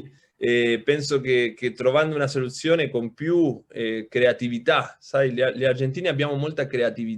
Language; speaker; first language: Italian; non-native, local second language; Spanish